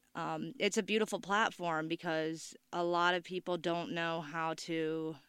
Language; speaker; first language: English; native; English